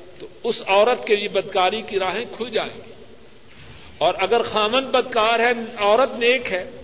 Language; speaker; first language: Urdu; non-native, local second language; Punjabi